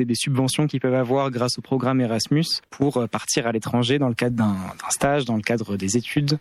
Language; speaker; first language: French; native; French